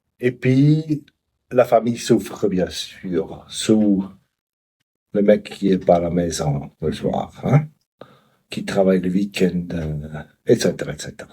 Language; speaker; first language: French; non-native, local second language; Swiss German